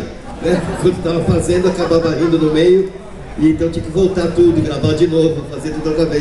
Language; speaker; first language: Portuguese; native; Portuguese